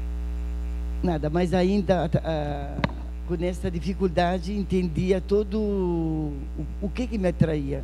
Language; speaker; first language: Portuguese; non-native, fluent; Italian